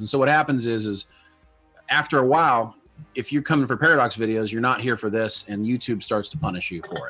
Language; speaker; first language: English; native; English